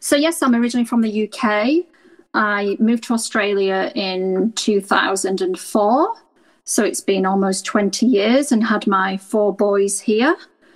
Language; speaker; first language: English; native; English